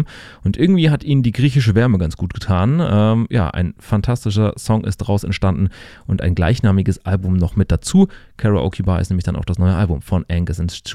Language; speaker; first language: German; native; German